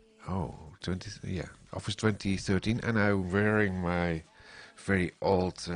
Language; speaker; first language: English; non-native, fluent; Dutch